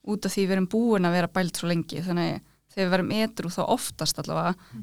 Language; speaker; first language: Icelandic; early bilingual, other home language; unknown